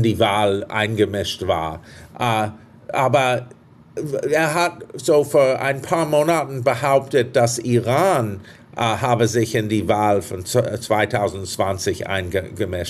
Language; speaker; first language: German; non-native, fluent; English